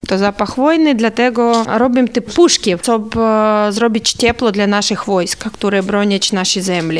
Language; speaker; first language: Polish; non-native, learner; Ukrainian